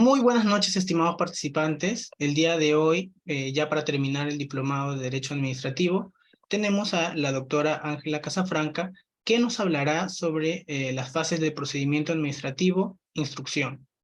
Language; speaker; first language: Spanish; native; Spanish